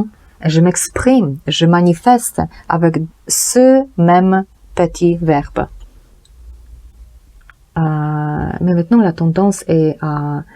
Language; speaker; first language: French; non-native, learner; Polish